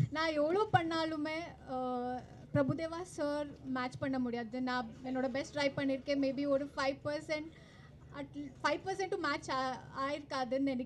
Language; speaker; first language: Tamil; non-native, learner; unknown